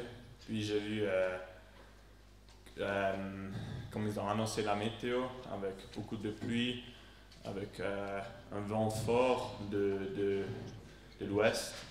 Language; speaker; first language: French; non-native, local second language; Swiss German